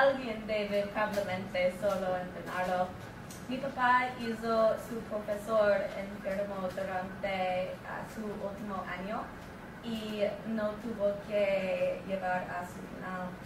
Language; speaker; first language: Spanish; non-native, learner; English